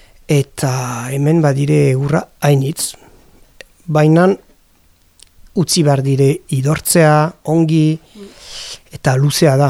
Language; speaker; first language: Basque; non-native, learner; French